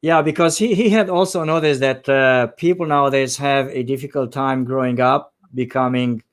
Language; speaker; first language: English; non-native, fluent; Romanian